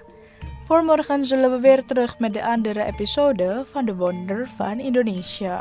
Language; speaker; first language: Dutch; non-native, fluent; Indonesian